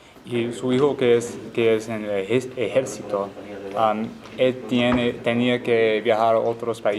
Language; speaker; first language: Spanish; non-native, learner; English